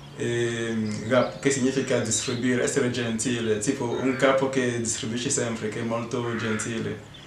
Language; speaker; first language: Italian; non-native, fluent; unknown